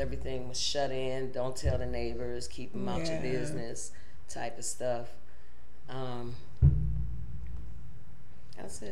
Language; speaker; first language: English; native; English